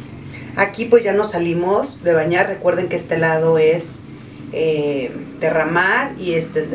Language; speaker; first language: Spanish; native; Spanish